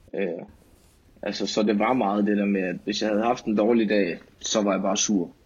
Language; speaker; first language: Danish; native; Danish